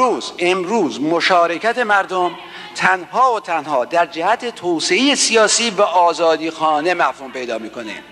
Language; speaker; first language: Persian; native; Persian